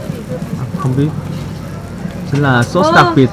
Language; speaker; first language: Vietnamese; non-native, fluent; Korean